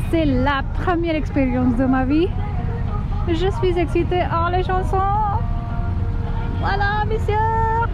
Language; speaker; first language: French; non-native, learner; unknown